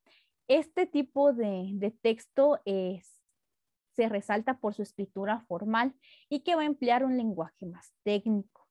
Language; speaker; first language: Spanish; native; Spanish